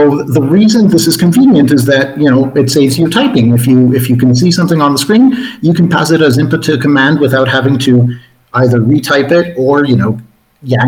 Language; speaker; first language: English; non-native, fluent; Spanish